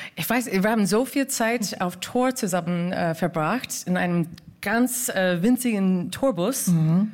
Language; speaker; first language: German; non-native, fluent; English